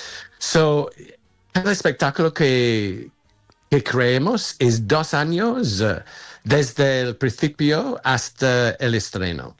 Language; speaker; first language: Spanish; non-native, fluent; English